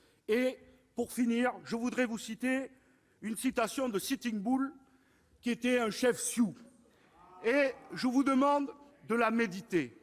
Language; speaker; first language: French; native; French